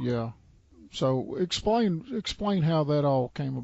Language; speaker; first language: English; native; English